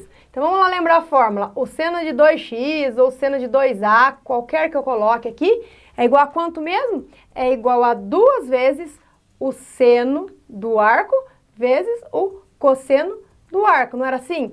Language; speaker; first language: Portuguese; native; Portuguese